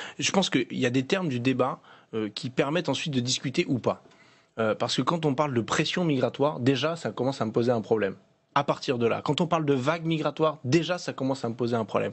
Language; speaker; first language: French; native; French